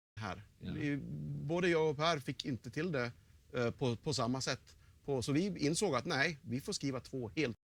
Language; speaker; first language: Swedish; native; Swedish